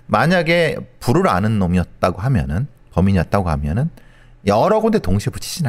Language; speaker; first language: Korean; native; Korean